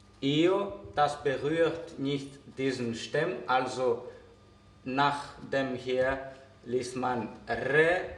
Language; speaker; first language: German; non-native, fluent; Greek